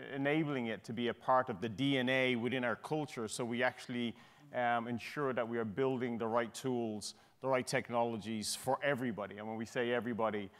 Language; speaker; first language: English; native; English